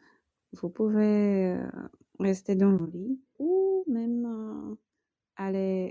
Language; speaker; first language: French; non-native, fluent; Polish